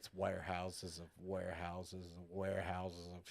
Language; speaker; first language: English; native; English